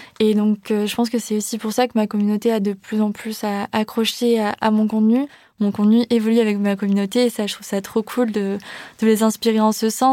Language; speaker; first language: French; native; French